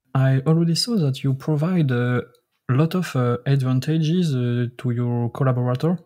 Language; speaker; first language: English; non-native, learner; French